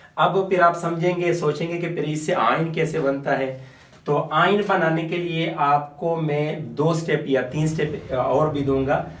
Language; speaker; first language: Urdu; non-native, local second language; Pashto